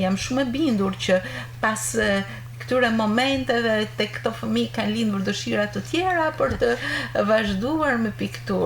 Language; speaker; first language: Albanian; native; Albanian